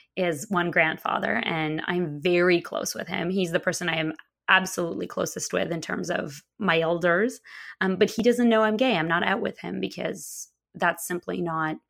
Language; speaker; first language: English; early bilingual, other home language; Russian